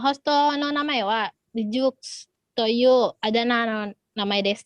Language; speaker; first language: Japanese; non-native, learner; Indonesian